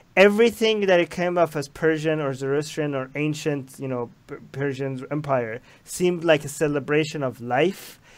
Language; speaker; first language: English; non-native, fluent; Persian